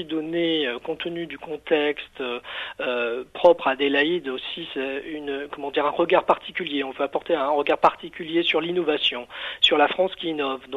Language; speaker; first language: French; native; French